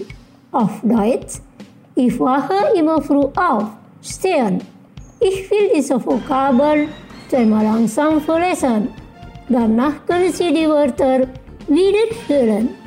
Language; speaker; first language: German; non-native, fluent; Indonesian